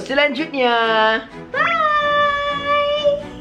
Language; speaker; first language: Indonesian; native; Indonesian